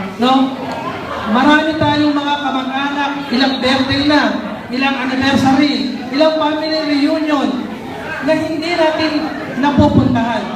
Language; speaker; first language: Filipino; non-native, local second language; Cebuano